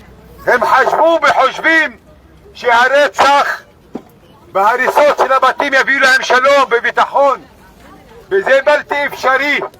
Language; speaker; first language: Hebrew; non-native, local second language; Arabic